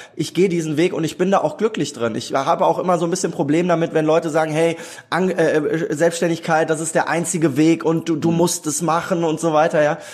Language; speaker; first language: German; native; German